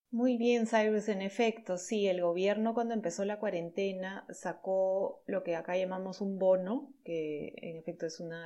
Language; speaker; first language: Spanish; native; Spanish